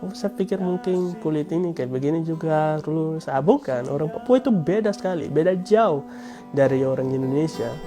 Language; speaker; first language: Indonesian; early bilingual, heritage; Indonesian